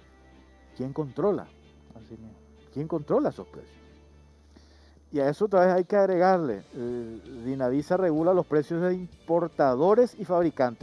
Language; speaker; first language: Spanish; native; Spanish